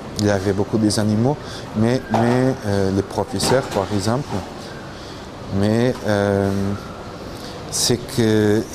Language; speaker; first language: French; non-native, fluent; Portuguese